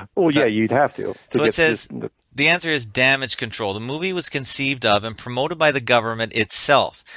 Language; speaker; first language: English; native; English